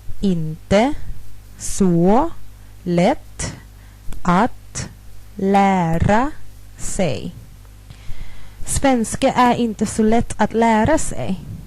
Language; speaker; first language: Swedish; non-native, fluent; Thai